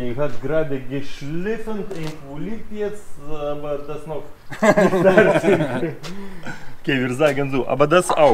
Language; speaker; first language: German; non-native, learner; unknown